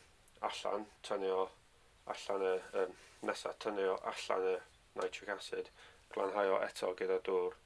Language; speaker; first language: Welsh; non-native, learner; English